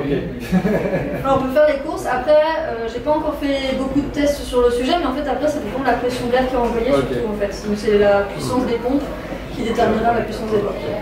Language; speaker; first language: French; native; French